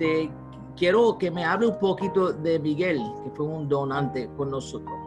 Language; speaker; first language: Spanish; early bilingual, heritage; Spanish